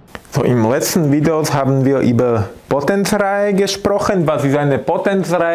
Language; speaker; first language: German; non-native, fluent; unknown